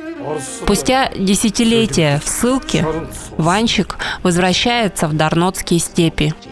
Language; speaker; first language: Russian; native; Russian